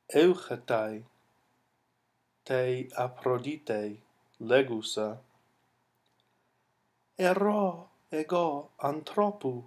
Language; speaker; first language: Greek; non-native, fluent; English